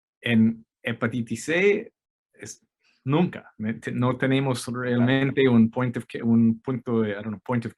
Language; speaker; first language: Spanish; non-native, fluent; English